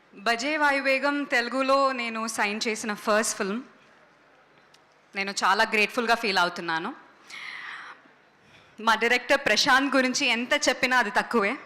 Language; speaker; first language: Telugu; non-native, learner; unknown